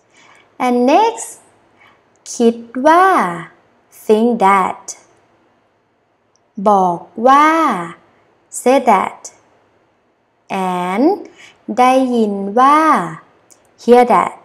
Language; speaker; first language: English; non-native, learner; Thai